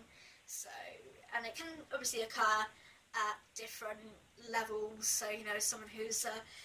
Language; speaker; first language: English; native; English